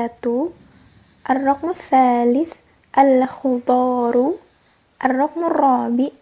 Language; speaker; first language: Arabic; non-native, learner; Indonesian